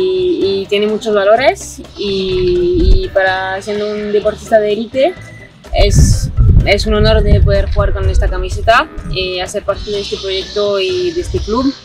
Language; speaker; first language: Spanish; non-native, fluent; French